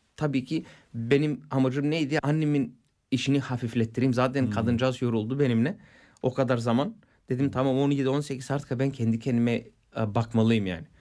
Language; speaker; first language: Turkish; non-native, fluent; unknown